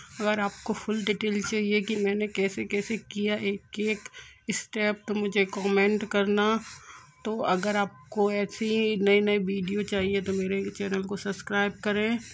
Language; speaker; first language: Hindi; native; Hindi